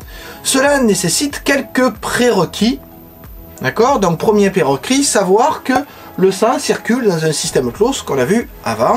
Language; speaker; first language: French; native; French